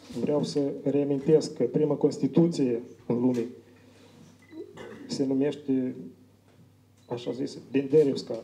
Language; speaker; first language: Romanian; non-native, learner; Ukrainian